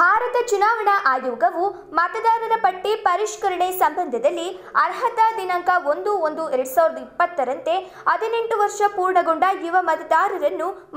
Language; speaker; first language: Kannada; native; Kannada